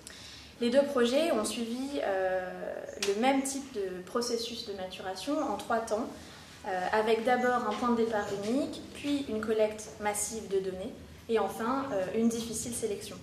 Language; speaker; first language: French; native; French